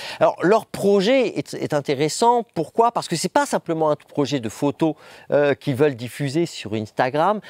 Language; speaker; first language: French; native; French